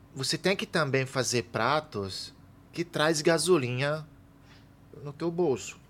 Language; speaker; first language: Portuguese; non-native, fluent; Italian